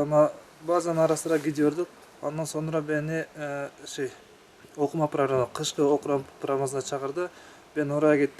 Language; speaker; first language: Turkish; non-native, learner; Kyrgyz